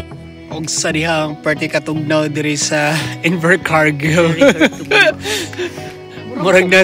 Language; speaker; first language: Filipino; non-native, local second language; Cebuano